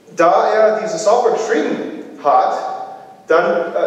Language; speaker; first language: German; non-native, learner; English